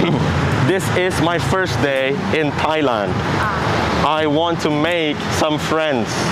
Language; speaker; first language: English; non-native, fluent; Indonesian